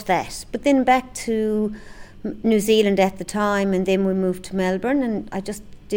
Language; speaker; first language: English; native; English